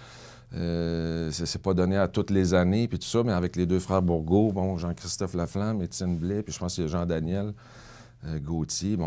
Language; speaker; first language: French; native; French